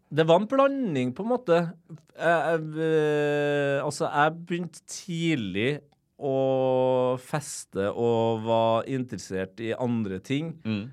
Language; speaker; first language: Norwegian; native; Norwegian